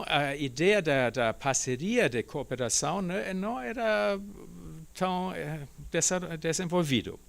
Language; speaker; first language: Portuguese; non-native, fluent; German